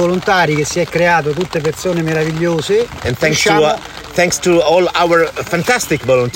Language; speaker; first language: English; non-native, fluent; Italian